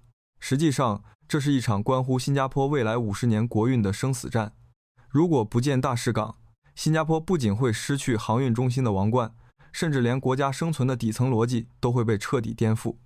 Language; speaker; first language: Chinese; native; Chinese